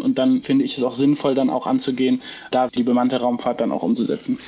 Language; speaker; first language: German; native; German